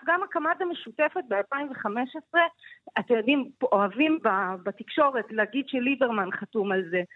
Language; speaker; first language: Hebrew; native; Hebrew